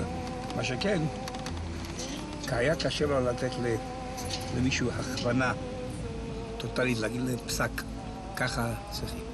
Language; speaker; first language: Hebrew; non-native, fluent; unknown